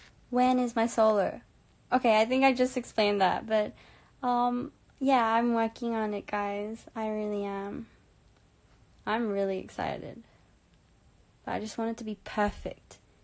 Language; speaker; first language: English; early bilingual, other home language; Korean